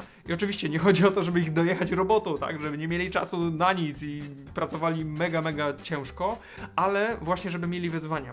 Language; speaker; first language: Polish; native; Polish